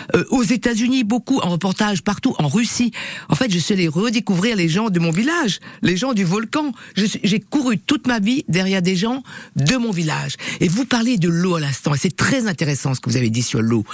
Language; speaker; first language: French; non-native, local second language; Réunion Creole French